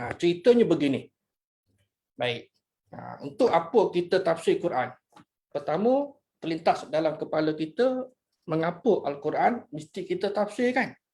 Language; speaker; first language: Malay; native; Malay